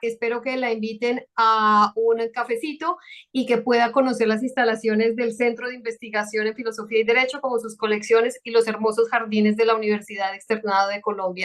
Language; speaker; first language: Spanish; native; Spanish